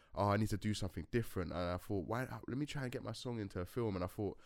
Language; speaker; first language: English; native; English